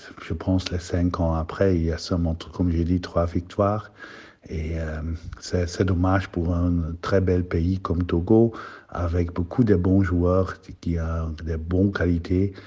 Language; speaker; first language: French; non-native, fluent; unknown